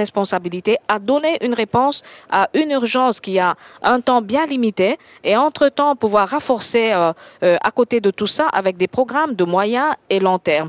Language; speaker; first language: French; native; French